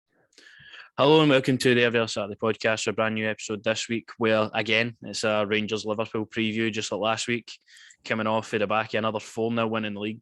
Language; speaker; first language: English; native; English